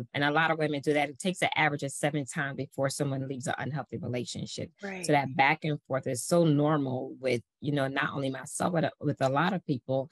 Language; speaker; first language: English; native; English